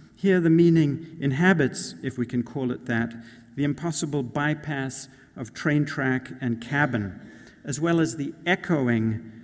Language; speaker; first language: English; native; English